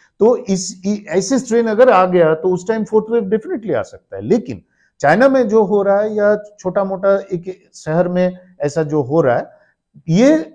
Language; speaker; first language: Hindi; non-native, local second language; Bangla